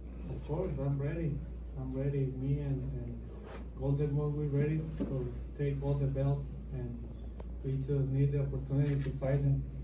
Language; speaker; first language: English; non-native, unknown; Spanish